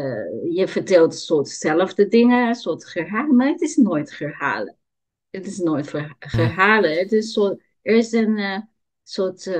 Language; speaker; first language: Dutch; non-native, learner; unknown